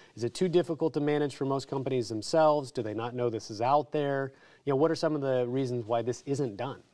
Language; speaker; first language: English; native; English